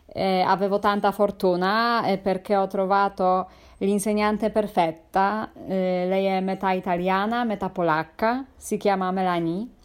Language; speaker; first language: Italian; non-native, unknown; Polish